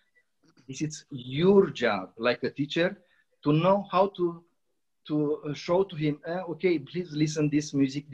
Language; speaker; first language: English; non-native, learner; Romanian